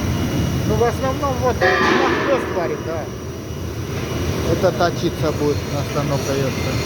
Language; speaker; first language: Russian; non-native, local second language; Kyrgyz